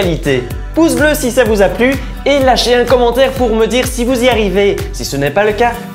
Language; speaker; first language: French; native; French